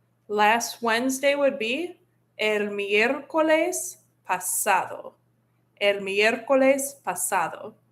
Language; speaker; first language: Spanish; non-native, fluent; English